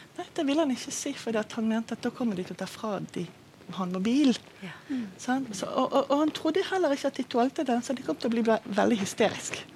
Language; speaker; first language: Norwegian; non-native, fluent; Hebrew